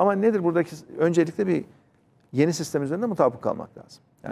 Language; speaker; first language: Turkish; native; Turkish